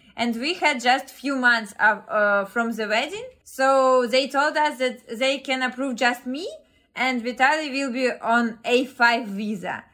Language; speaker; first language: English; non-native, fluent; Ukrainian